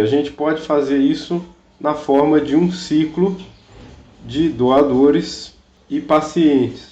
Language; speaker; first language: Portuguese; native; Portuguese